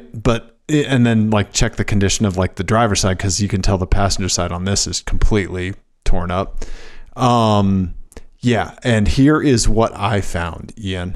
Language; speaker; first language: English; native; English